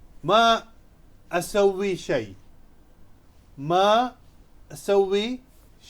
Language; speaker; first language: Arabic; non-native, fluent; Urdu